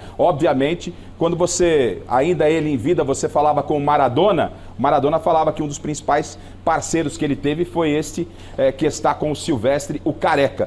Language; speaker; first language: Portuguese; native; Portuguese